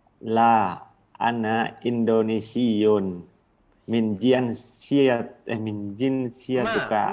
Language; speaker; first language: Arabic; non-native, learner; Indonesian